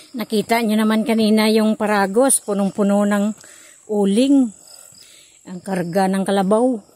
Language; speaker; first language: Filipino; non-native, local second language; Cebuano